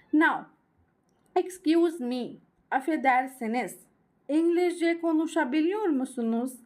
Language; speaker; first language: Turkish; non-native, learner; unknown